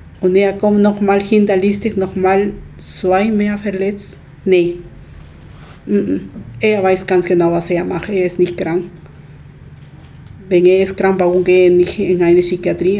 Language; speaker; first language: German; non-native, learner; Spanish